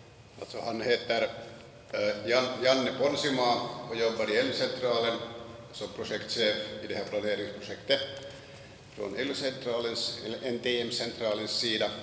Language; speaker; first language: Swedish; non-native, local second language; Finnish